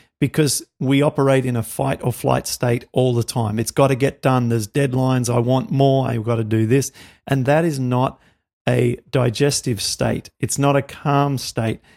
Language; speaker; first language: English; native; English